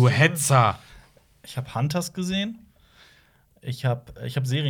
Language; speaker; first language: German; native; German